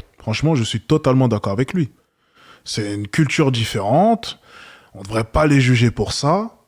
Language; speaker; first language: French; native; French